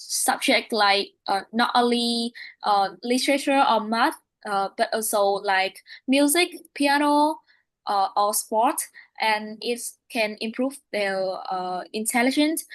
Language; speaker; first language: English; non-native, learner; Vietnamese